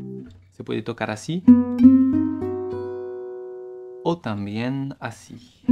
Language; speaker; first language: Spanish; non-native, fluent; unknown